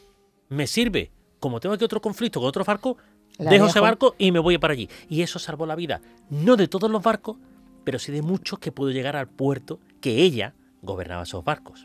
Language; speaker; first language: Spanish; native; Spanish